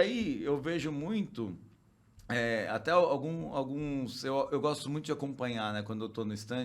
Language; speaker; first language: Portuguese; native; Portuguese